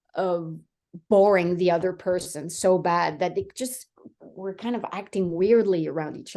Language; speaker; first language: English; non-native, fluent; French